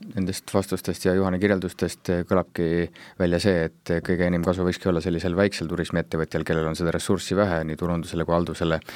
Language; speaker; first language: Estonian; native; Estonian